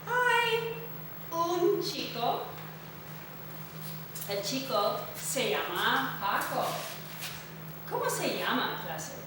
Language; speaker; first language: Spanish; non-native, fluent; English